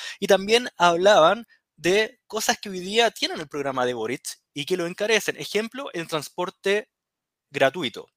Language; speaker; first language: Spanish; native; Spanish